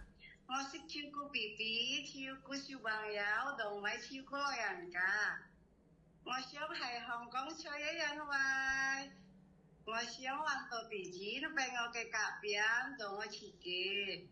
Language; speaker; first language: Cantonese; non-native, learner; Indonesian